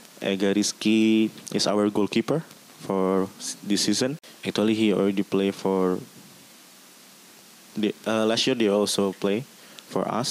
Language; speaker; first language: English; non-native, learner; Indonesian